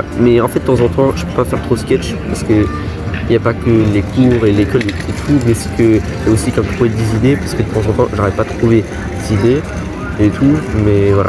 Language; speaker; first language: French; early bilingual, other home language; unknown